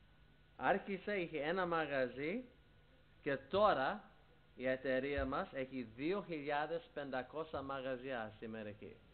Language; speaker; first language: Greek; early bilingual, heritage; Greek